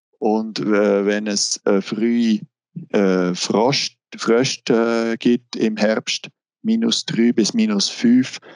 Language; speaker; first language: German; non-native, local second language; French